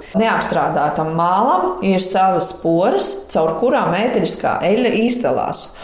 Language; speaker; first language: Latvian; native; Latvian